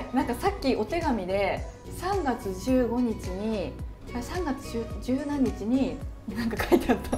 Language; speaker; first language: Japanese; native; Japanese